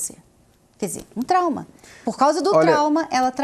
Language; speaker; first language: Portuguese; native; Portuguese